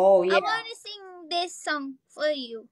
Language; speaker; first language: English; non-native, learner; Indonesian